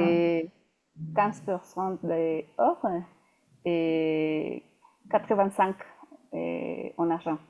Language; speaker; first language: French; non-native, fluent; Spanish